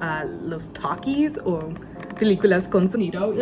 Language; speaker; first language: Spanish; non-native, learner; English